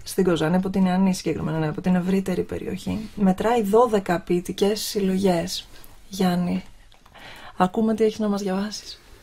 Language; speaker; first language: Greek; native; Greek